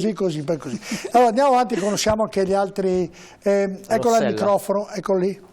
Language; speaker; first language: Italian; native; Italian